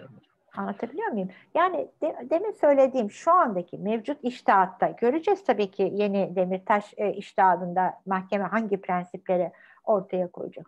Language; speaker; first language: Turkish; native; Turkish